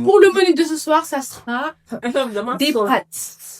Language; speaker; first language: French; non-native, local second language; Wolof